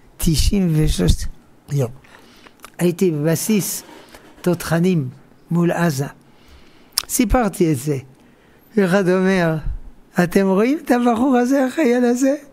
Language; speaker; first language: Hebrew; non-native, fluent; French